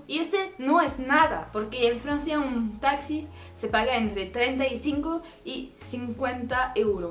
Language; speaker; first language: Spanish; non-native, learner; French